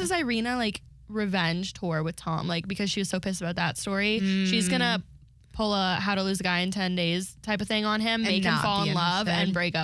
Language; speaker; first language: English; native; English